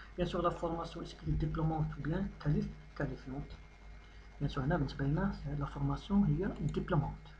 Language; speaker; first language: French; non-native, local second language; Arabic